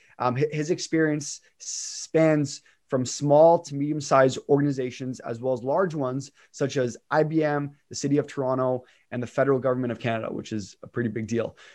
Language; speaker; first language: English; native; English